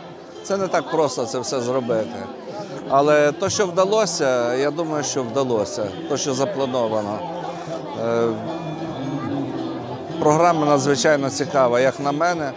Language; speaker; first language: Ukrainian; native; Ukrainian